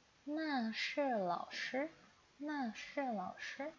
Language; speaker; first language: Chinese; non-native, fluent; Indonesian